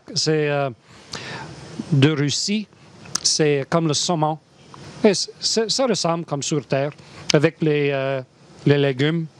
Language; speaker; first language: French; non-native, learner; English